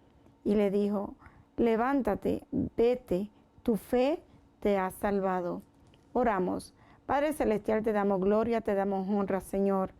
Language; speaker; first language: Spanish; native; Spanish